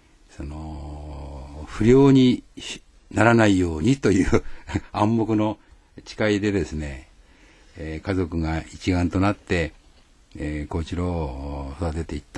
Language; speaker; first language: Japanese; native; Japanese